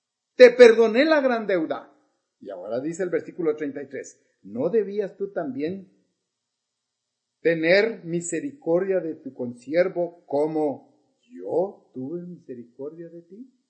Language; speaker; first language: Spanish; native; Spanish